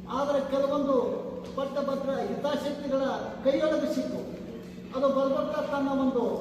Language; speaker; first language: Kannada; native; Kannada